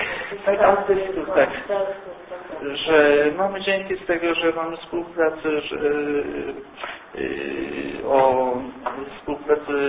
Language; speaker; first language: Polish; early bilingual, heritage; Polish